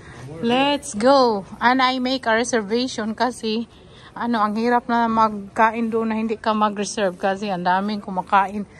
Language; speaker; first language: Filipino; non-native, local second language; Cebuano